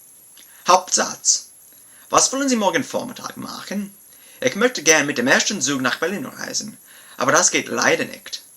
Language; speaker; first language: German; non-native, learner; English